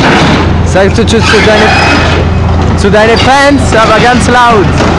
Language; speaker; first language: German; non-native, learner; Italian